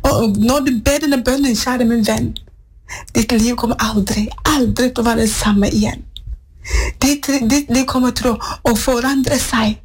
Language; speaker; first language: Norwegian; non-native, fluent; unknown